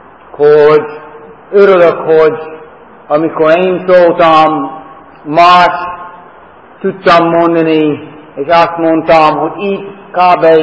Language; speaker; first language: Hungarian; non-native, fluent; English